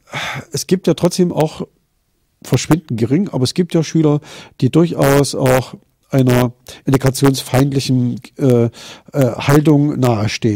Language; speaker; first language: German; native; German